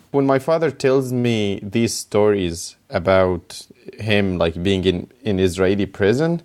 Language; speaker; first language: English; non-native, fluent; Arabic